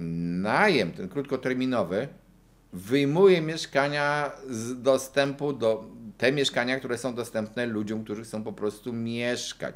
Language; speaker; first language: Polish; native; Polish